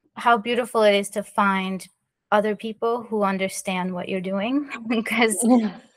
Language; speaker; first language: English; early bilingual, other home language; French